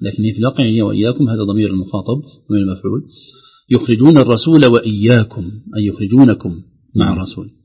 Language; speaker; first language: Arabic; native; Arabic